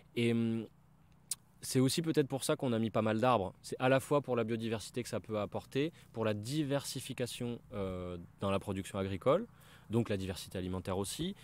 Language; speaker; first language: French; native; French